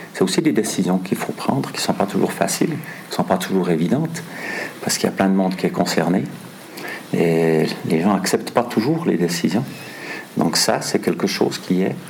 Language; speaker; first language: French; non-native, local second language; German